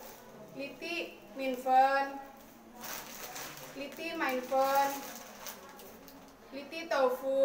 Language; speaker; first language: Cantonese; non-native, learner; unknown